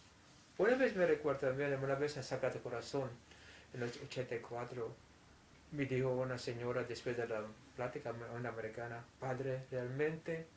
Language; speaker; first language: Spanish; non-native, fluent; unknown